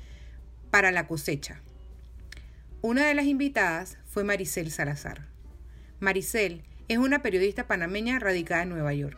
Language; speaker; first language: Spanish; native; Spanish